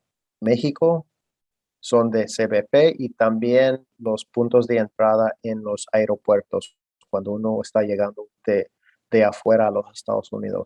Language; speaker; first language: Spanish; non-native, fluent; English